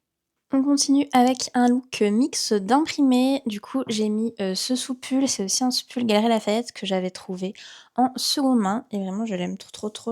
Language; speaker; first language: French; native; French